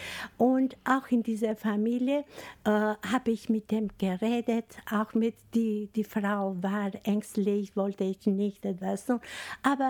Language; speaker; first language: German; non-native, learner; Albanian